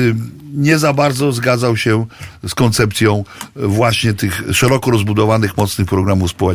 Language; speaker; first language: Polish; native; Polish